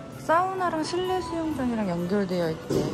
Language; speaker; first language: Korean; native; Korean